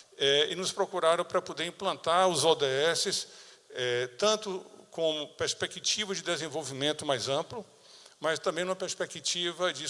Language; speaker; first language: Portuguese; native; Portuguese